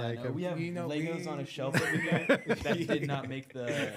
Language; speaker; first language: English; native; English